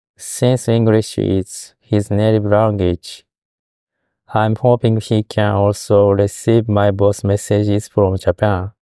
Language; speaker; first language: English; non-native, fluent; Japanese